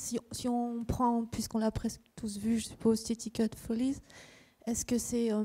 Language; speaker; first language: French; native; French